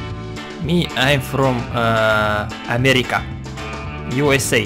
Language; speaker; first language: English; non-native, learner; Russian